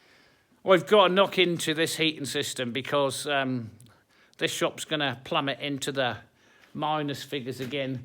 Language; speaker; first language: English; native; English